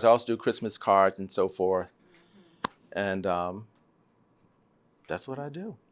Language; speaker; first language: English; native; English